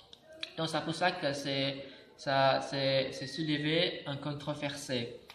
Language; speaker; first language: French; non-native, learner; Indonesian